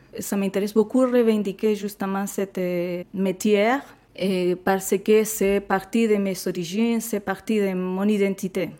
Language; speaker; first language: French; non-native, fluent; Spanish